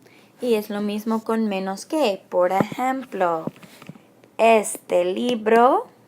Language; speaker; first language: Spanish; non-native, fluent; English